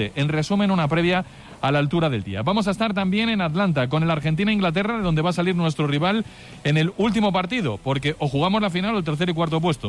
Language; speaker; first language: Spanish; native; Spanish